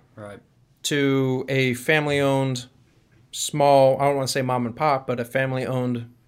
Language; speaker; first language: English; native; English